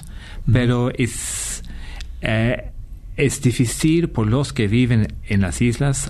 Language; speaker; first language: Spanish; non-native, fluent; English